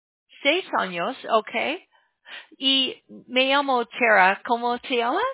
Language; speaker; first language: Spanish; non-native, learner; English